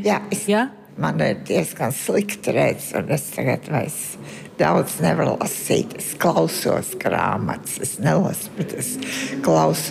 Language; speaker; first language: Latvian; early bilingual, heritage; Latvian